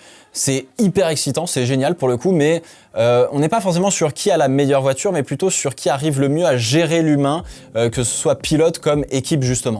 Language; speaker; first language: French; native; French